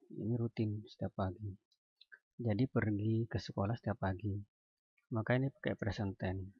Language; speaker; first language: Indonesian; native; Indonesian